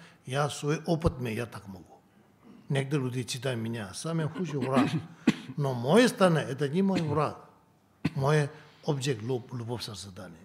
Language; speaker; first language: Russian; non-native, learner; Tibetan